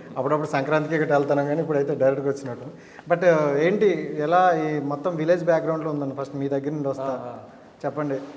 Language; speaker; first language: Telugu; native; Telugu